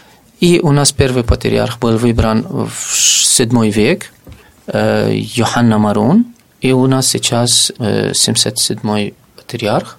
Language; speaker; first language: Russian; non-native, fluent; Arabic